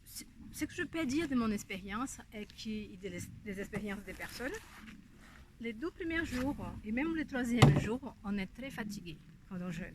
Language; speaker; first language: French; non-native, fluent; Portuguese